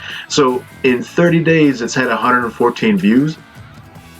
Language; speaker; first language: English; native; English